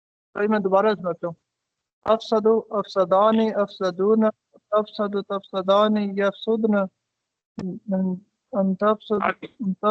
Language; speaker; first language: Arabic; non-native, learner; Urdu